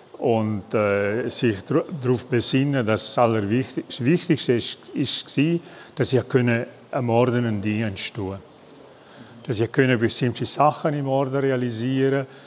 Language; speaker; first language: German; non-native, local second language; Italian